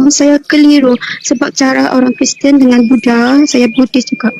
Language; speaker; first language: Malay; non-native, local second language; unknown